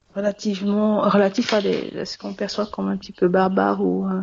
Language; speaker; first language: French; non-native, local second language; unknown